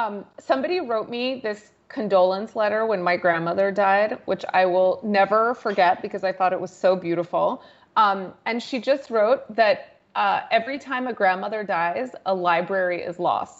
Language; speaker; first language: English; native; English